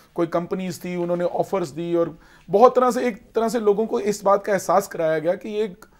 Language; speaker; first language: Hindi; native; Hindi